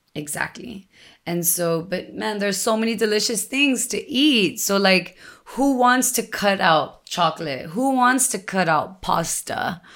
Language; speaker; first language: English; early bilingual, other home language; Spanish